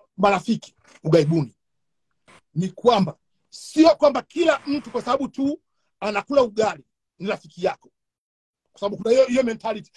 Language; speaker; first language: Swahili; native; Swahili